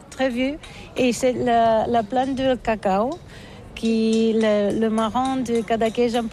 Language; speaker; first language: French; non-native, learner; Catalan